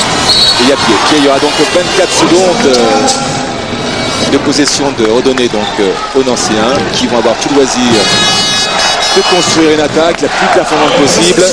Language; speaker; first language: French; native; French